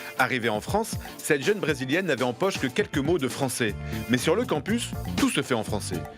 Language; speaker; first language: French; native; French